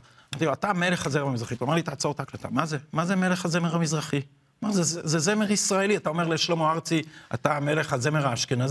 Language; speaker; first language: Hebrew; native; Hebrew